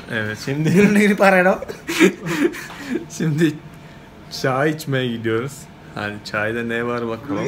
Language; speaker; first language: Turkish; non-native, fluent; Malayalam